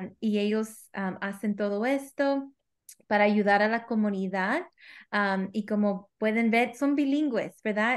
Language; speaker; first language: Spanish; early bilingual, heritage; Spanish